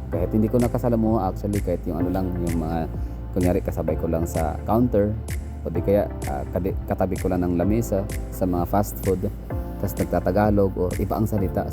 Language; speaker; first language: Filipino; non-native, local second language; Cebuano